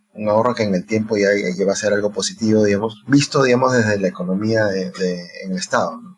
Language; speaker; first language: Spanish; native; Spanish